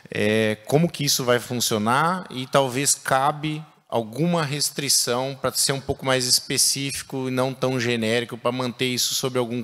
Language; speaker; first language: Portuguese; native; Portuguese